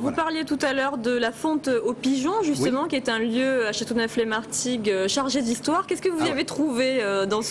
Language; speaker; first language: French; native; French